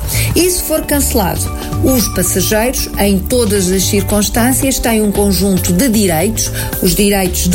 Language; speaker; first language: Portuguese; native; Portuguese